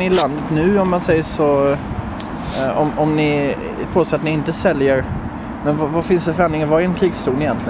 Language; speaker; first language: Swedish; native; Swedish